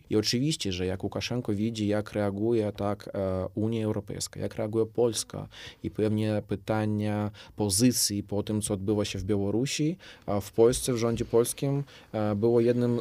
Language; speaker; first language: Polish; non-native, fluent; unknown